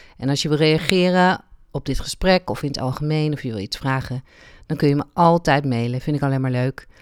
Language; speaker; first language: Dutch; native; Dutch